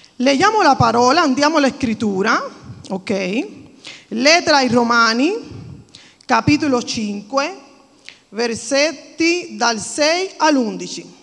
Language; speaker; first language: Italian; non-native, fluent; Spanish